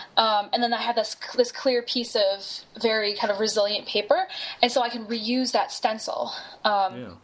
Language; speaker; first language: English; native; English